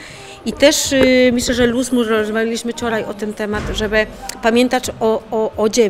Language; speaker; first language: Polish; non-native, learner; Spanish